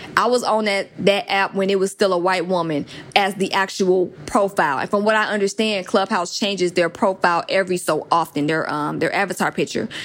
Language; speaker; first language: English; native; English